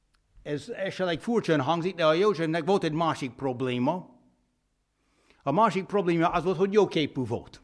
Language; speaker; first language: Hungarian; non-native, fluent; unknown